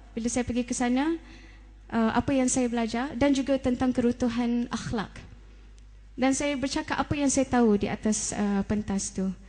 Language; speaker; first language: Malay; native; Malay